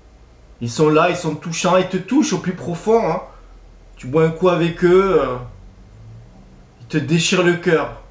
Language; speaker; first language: French; native; French